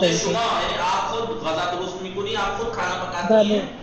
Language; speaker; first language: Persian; non-native, fluent; Urdu